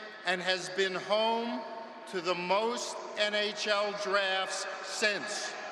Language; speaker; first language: English; native; English